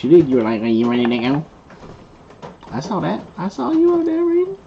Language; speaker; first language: English; native; English